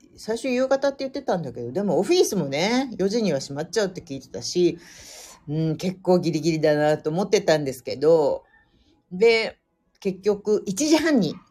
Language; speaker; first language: Japanese; native; Japanese